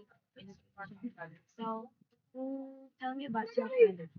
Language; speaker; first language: English; non-native, learner; Indonesian